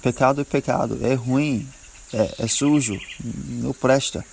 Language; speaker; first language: Portuguese; non-native, learner; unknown